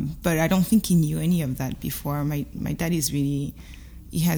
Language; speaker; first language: English; non-native, fluent; French